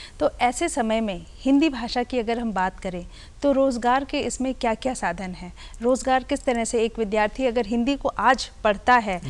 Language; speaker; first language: Hindi; native; Hindi